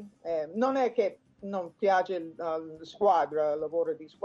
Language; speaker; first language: Italian; non-native, fluent; English